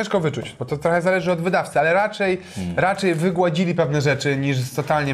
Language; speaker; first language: Polish; native; Polish